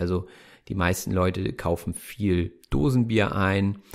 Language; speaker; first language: German; native; German